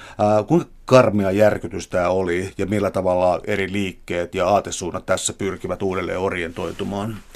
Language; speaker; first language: Finnish; native; Finnish